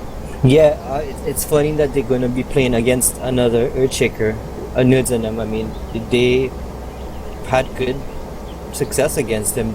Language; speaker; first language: English; native; English